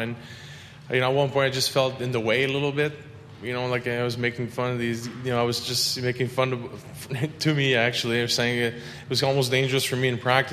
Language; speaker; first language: English; non-native, fluent; French